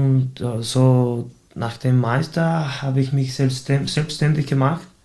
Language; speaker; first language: German; non-native, fluent; Spanish